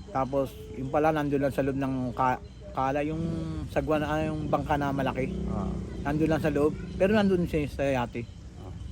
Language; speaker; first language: Filipino; native; Filipino